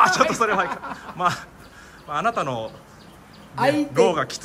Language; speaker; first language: Japanese; native; Japanese